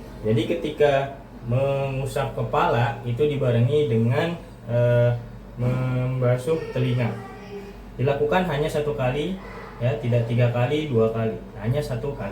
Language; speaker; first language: Indonesian; native; Indonesian